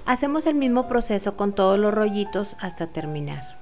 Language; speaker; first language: Spanish; native; Spanish